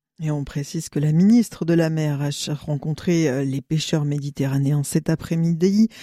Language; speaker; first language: French; native; French